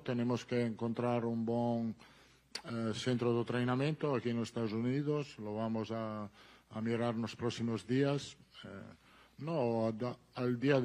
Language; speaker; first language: Spanish; non-native, fluent; Italian